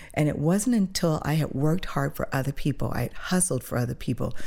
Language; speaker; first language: English; early bilingual, other home language; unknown